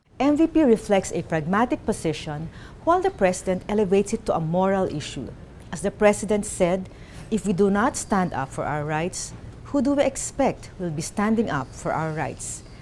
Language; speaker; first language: English; non-native, local second language; Filipino